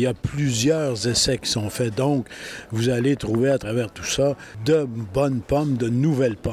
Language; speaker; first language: French; native; French